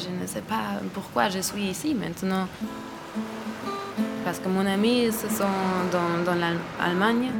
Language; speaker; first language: French; non-native, learner; German